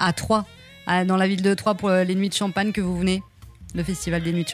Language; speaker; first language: French; native; French